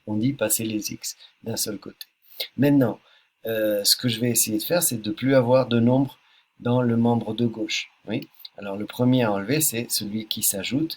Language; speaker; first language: French; native; French